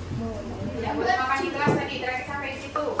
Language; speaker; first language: Indonesian; native; Indonesian